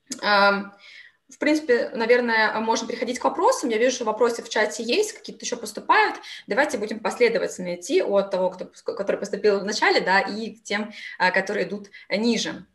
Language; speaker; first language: Russian; native; Russian